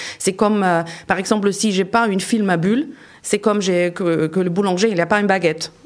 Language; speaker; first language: French; non-native, fluent; German